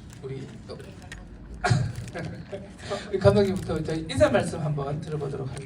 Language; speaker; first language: Korean; native; Korean